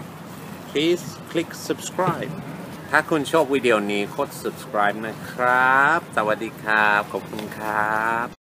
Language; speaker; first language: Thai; non-native, fluent; English